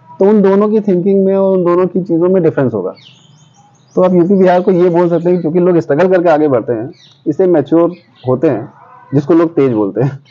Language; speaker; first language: Hindi; native; Hindi